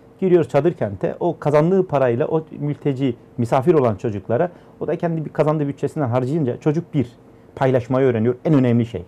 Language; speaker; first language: Turkish; native; Turkish